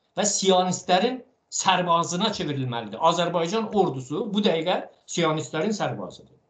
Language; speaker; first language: Azerbaijani; non-native, local second language; Talysh